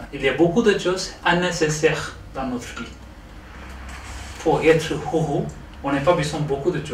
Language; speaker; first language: French; non-native, learner; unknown